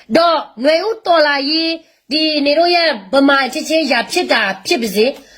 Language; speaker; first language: Burmese; non-native, local second language; S'gaw Karen